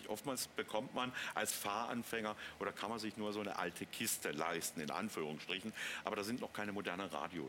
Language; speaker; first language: German; native; German